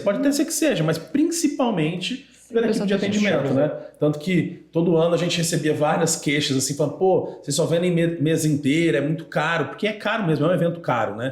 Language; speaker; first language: Portuguese; native; Portuguese